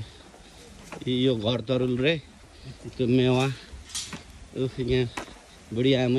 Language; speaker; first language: Nepali; native; Nepali